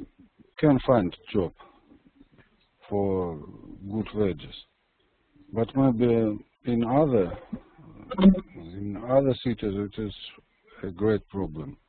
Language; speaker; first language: English; non-native, learner; Russian